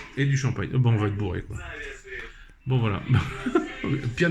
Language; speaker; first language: French; native; French